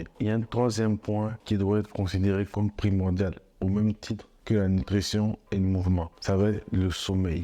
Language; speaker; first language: French; native; French